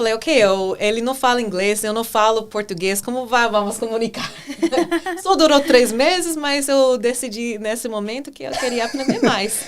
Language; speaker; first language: Portuguese; non-native, fluent; English